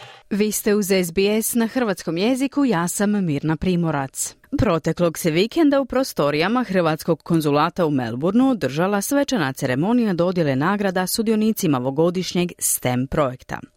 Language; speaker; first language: Serbian; native; Serbian